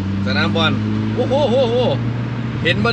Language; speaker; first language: Thai; non-native, local second language; Northeastern Thai